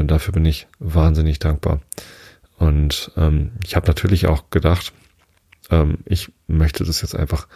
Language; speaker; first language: German; native; German